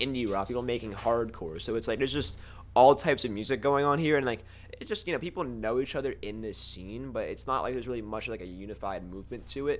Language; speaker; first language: English; native; English